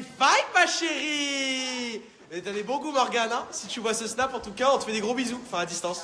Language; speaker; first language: French; native; French